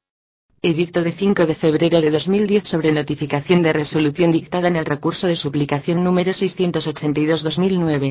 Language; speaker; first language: Spanish; native; Spanish